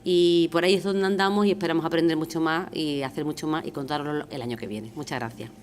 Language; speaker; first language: Spanish; native; Spanish